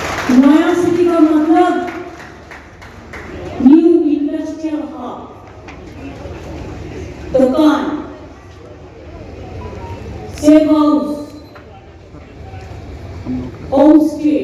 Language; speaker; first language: Hindi; non-native, local second language; Bangla